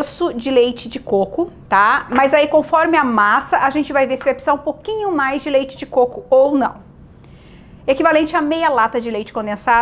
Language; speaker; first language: Portuguese; native; Portuguese